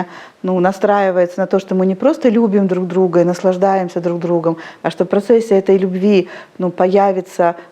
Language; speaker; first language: Russian; native; Russian